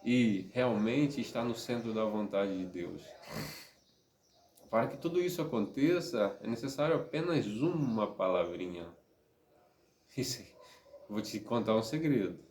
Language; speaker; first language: Portuguese; native; Portuguese